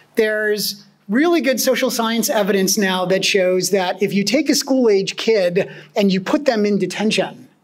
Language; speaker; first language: English; native; English